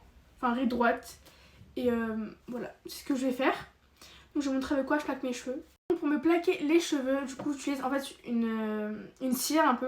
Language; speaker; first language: French; native; French